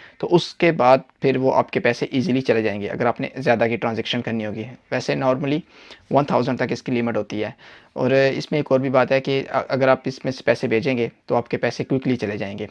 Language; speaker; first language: Hindi; non-native, local second language; Punjabi